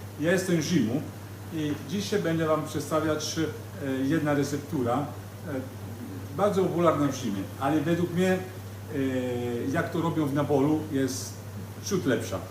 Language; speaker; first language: Polish; non-native, learner; Italian